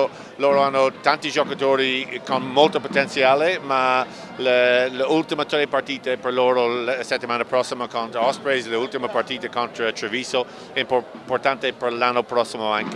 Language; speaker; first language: Italian; non-native, learner; English